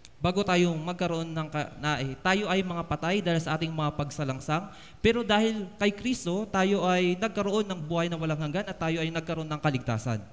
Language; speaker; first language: Filipino; native; Filipino